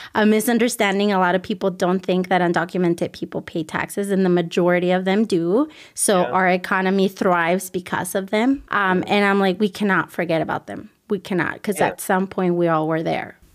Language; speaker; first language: English; early bilingual, other home language; Spanish